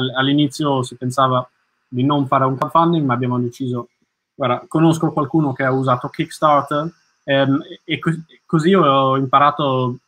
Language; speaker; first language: Italian; early bilingual, heritage; Italian